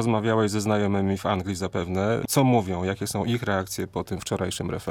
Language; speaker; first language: Polish; native; Polish